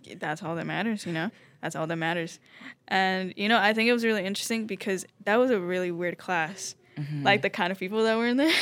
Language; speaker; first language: English; early bilingual, other home language; Spanish